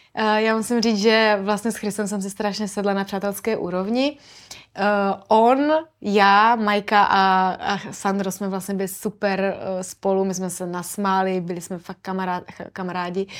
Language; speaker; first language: Czech; native; Czech